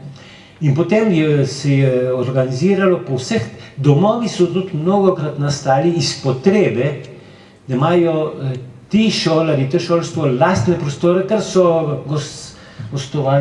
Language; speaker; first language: Slovenian; early bilingual, heritage; Slovenian